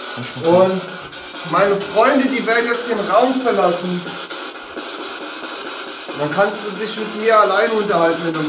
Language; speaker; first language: German; native; German